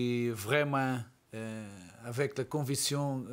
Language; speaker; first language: French; non-native, learner; Portuguese